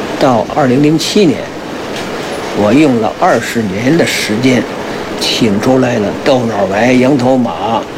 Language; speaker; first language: Chinese; native; Chinese